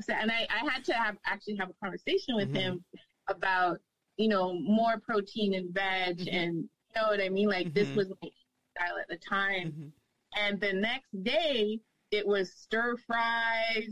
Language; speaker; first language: English; native; English